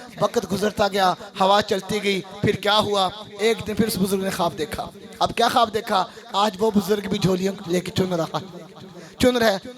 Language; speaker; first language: Urdu; non-native, local second language; Punjabi